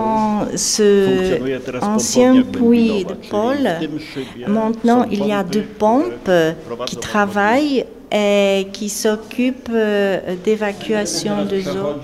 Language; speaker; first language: French; non-native, fluent; Polish